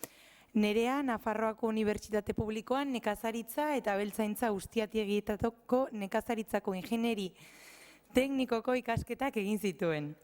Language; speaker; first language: Basque; native; Basque